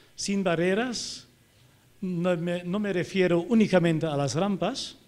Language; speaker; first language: Spanish; non-native, fluent; German